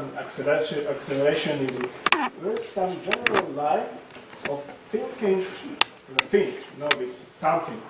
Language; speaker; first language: English; non-native, fluent; Russian